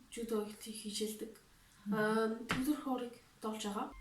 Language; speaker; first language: Mongolian; early bilingual, heritage; Mongolian